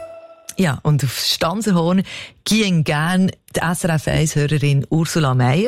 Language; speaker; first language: German; native; German